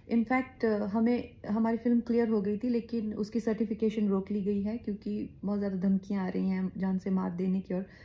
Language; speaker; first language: Hindi; native; Hindi